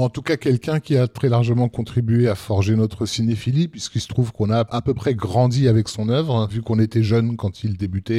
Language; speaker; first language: French; native; French